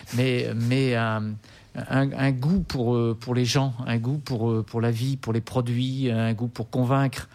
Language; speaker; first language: French; native; French